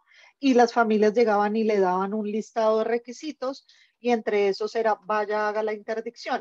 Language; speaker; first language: Spanish; native; Spanish